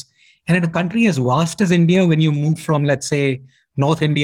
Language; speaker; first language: English; non-native, local second language; Hindi